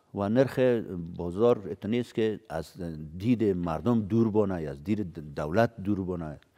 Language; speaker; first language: Persian; native; Persian